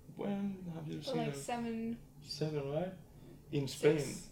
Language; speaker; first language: English; non-native, fluent; Spanish